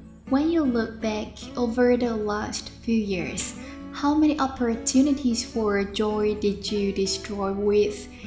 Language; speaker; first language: English; non-native, fluent; Chinese